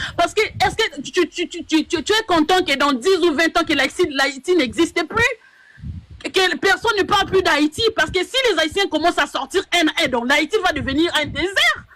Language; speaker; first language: French; non-native, local second language; Lingala